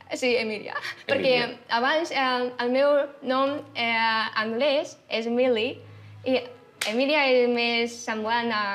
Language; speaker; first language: Catalan; non-native, learner; Chinese